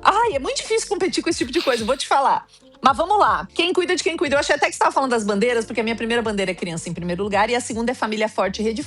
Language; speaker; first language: Portuguese; native; Portuguese